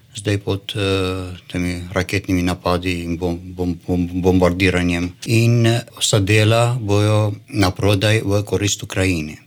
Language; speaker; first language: Slovenian; non-native, fluent; Armenian